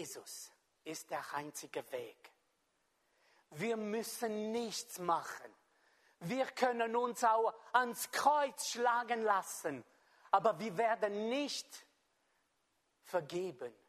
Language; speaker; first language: German; non-native, fluent; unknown